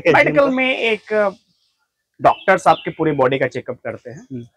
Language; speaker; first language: Hindi; native; Hindi